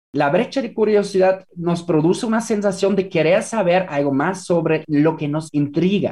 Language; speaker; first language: Spanish; non-native, fluent; German